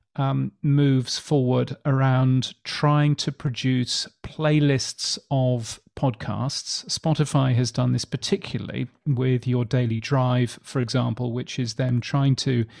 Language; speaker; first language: English; native; English